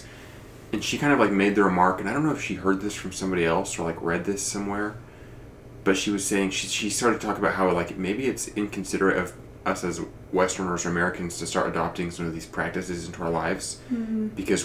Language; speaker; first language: English; native; English